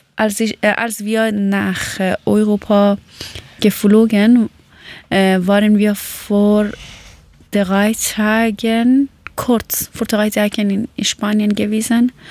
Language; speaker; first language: German; non-native, learner; Persian